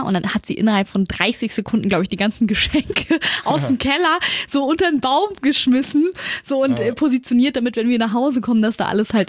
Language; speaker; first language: German; native; German